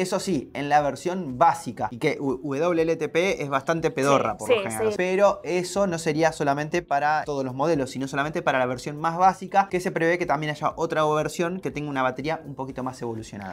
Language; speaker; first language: Spanish; native; Spanish